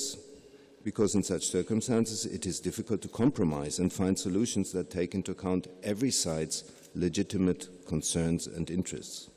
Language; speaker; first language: English; non-native, fluent; German